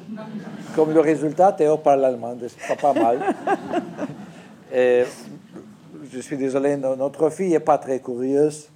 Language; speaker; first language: French; non-native, fluent; Russian